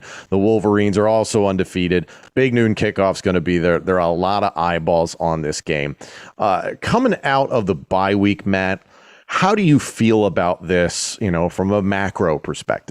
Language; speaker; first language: English; native; English